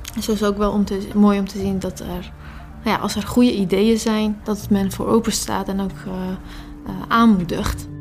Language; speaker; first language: Dutch; early bilingual, other home language; Persian